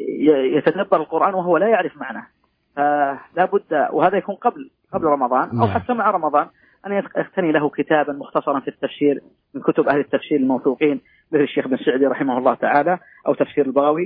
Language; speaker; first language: Arabic; native; Arabic